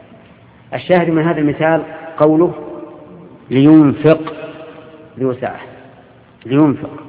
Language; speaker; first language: Arabic; native; Arabic